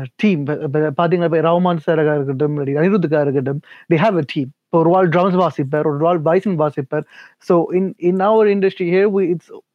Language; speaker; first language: Tamil; early bilingual, heritage; Tamil